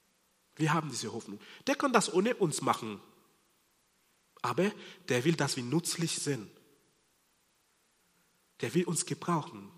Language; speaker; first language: German; non-native, fluent; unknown